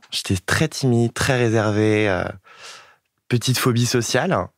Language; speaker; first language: French; native; French